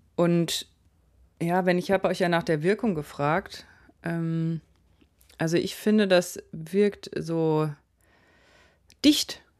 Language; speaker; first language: German; native; German